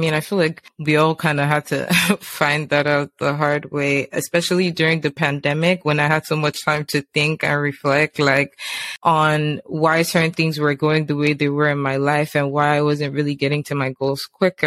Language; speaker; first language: English; non-native, local second language; Yoruba